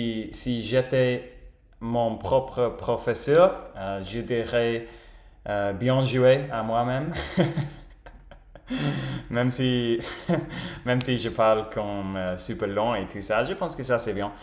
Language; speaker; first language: French; non-native, learner; English